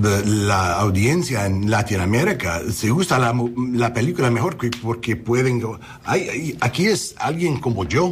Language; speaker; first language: Spanish; non-native, learner; English